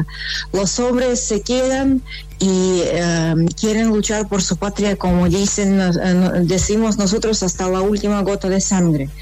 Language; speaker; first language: Spanish; non-native, fluent; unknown